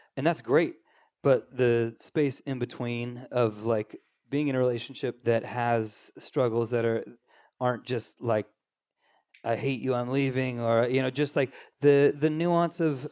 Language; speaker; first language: English; native; English